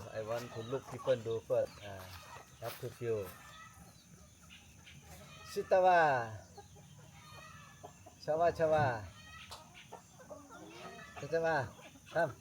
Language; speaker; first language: English; non-native, learner; Thai